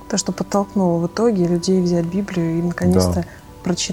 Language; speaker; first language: Russian; native; Russian